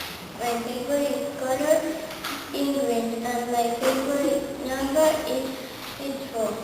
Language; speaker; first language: English; non-native, learner; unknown